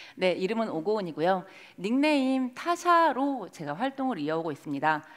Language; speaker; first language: Korean; native; Korean